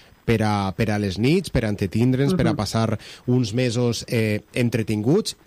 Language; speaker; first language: Catalan; native; Catalan